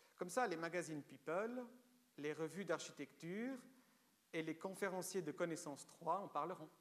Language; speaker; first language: French; early bilingual, other home language; Romanian